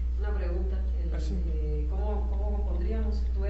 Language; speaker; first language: Spanish; native; Spanish